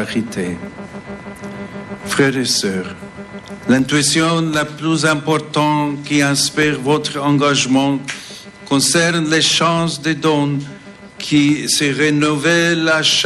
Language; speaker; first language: French; non-native, fluent; English